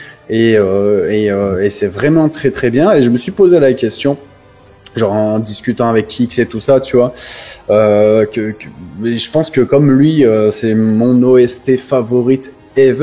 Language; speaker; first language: French; native; French